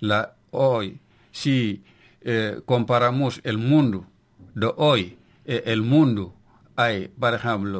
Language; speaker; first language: Spanish; non-native, local second language; Wolof